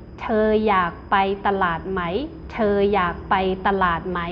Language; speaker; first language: Thai; non-native, fluent; Burmese